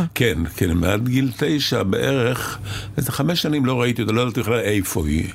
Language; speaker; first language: Hebrew; early bilingual, other home language; Arabic